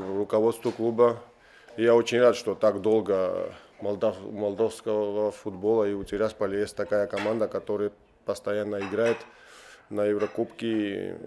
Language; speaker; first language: Russian; non-native, local second language; Georgian